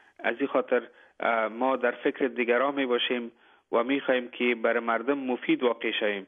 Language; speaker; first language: Persian; native; Persian